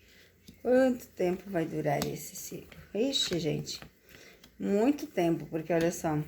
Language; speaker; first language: Portuguese; native; Portuguese